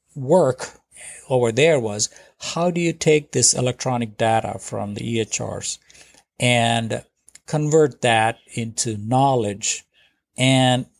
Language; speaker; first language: English; non-native, local second language; Telugu